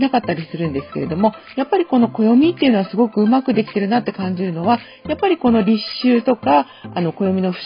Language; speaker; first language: Japanese; native; Japanese